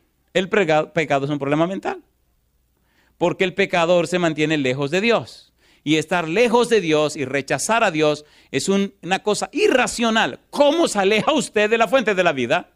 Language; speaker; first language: Spanish; native; Spanish